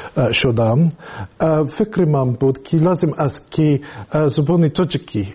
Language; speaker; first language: Persian; non-native, learner; English